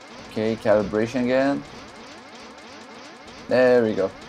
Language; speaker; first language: English; non-native, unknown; Portuguese